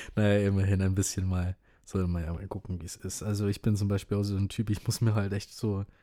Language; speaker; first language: German; early bilingual, other home language; Indonesian